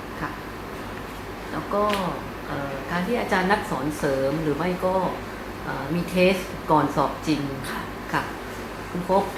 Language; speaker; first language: Thai; native; Thai